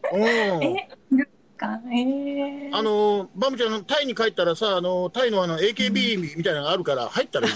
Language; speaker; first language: Japanese; native; Japanese